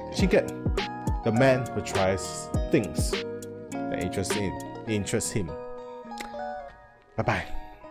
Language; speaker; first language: English; non-native, local second language; Chinese